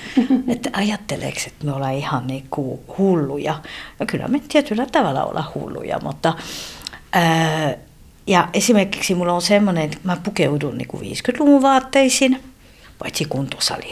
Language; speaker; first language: Finnish; non-native, fluent; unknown